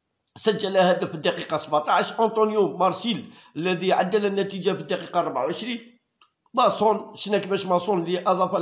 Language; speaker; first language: Arabic; native; Arabic